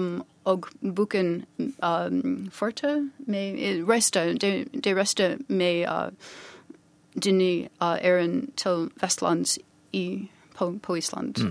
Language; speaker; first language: Norwegian; non-native, learner; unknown